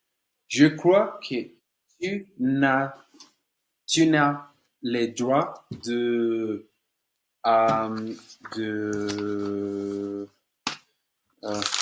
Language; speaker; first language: French; non-native, learner; Spanish